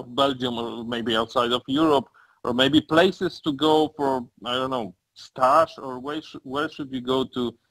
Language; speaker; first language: English; non-native, fluent; Polish